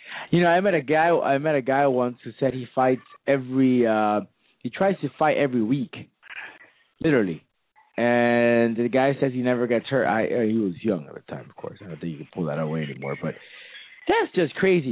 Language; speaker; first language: English; early bilingual, other home language; Spanish